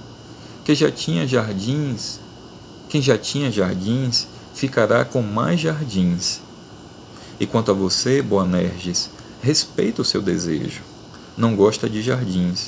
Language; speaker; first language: Portuguese; native; Portuguese